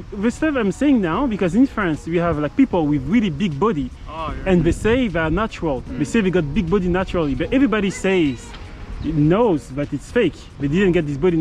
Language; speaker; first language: English; non-native, learner; French